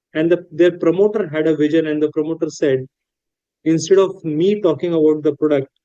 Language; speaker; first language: English; non-native, local second language; Hindi